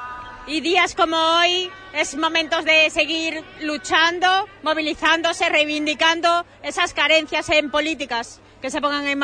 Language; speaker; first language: Spanish; native; Spanish